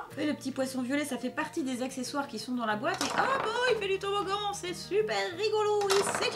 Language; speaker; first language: French; native; French